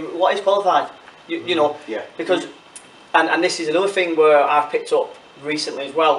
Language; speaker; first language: English; native; English